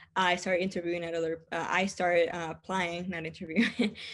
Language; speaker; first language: English; non-native, fluent; Spanish